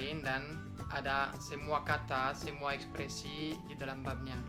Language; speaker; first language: Indonesian; non-native, fluent; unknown